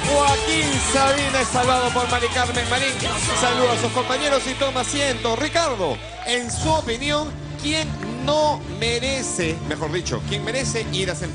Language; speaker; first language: Spanish; native; Spanish